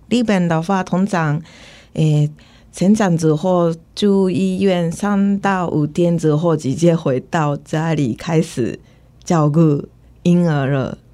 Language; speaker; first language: Chinese; non-native, fluent; Japanese